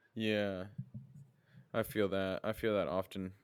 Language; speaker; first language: English; native; English